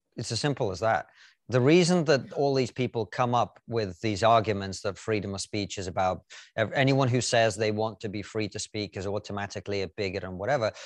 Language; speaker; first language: English; non-native, fluent; Russian